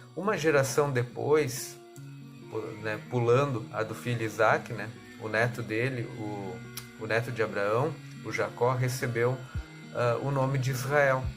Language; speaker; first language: Portuguese; native; Portuguese